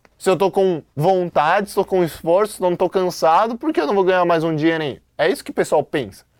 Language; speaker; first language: Portuguese; non-native, fluent; Chinese